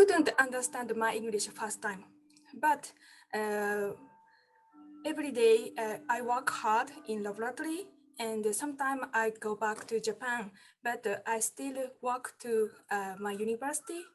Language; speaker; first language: English; non-native, learner; Japanese